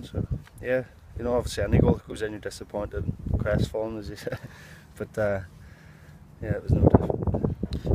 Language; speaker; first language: English; native; English